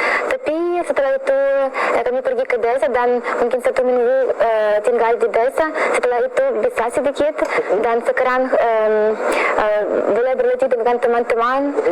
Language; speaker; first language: Indonesian; non-native, learner; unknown